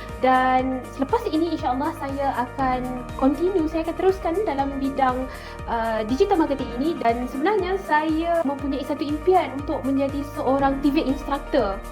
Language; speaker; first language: Malay; native; Malay